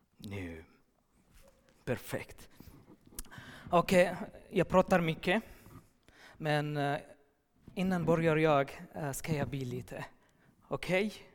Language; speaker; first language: Swedish; non-native, learner; Arabic